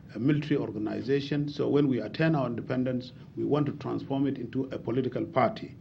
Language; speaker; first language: English; non-native, fluent; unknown